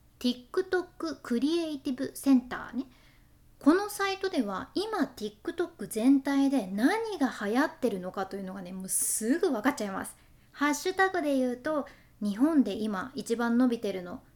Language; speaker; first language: Japanese; native; Japanese